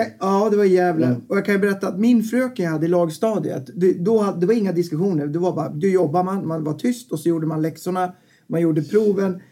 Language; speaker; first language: Swedish; native; Swedish